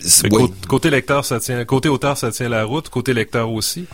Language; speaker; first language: French; native; French